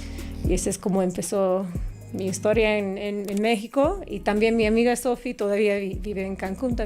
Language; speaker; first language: Spanish; non-native, fluent; English